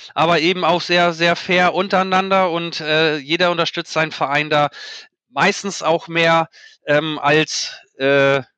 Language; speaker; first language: German; native; German